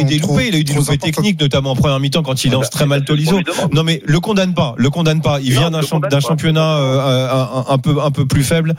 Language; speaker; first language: French; native; French